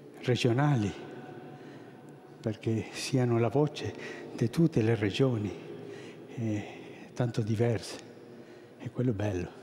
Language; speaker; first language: Italian; non-native, fluent; Spanish